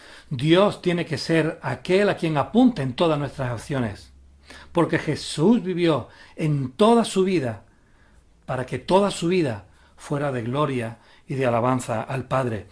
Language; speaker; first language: Spanish; native; Spanish